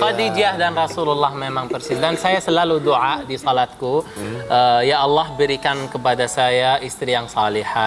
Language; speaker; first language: Indonesian; non-native, fluent; Arabic